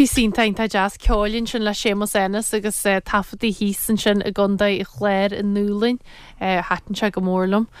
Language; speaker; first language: Irish; native; Irish